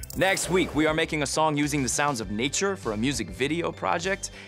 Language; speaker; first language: English; native; English